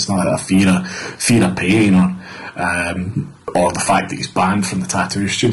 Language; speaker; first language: English; native; English